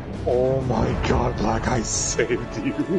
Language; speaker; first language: English; native; English